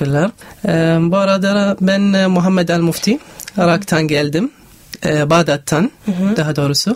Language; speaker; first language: Turkish; non-native, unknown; Arabic